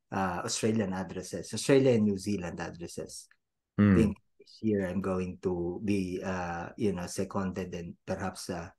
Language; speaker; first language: English; non-native, local second language; Filipino